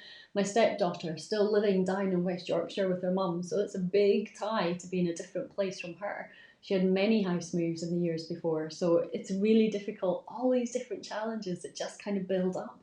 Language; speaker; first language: English; native; English